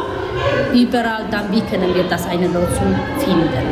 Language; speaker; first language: German; non-native, learner; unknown